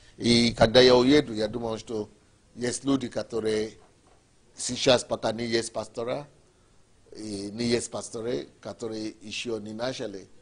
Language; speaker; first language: Russian; non-native, fluent; Yoruba